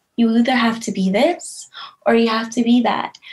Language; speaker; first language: English; native; English